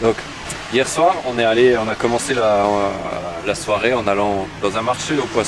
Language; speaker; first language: French; native; French